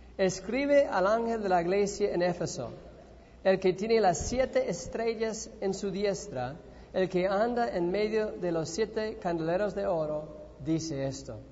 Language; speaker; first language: Spanish; non-native, fluent; English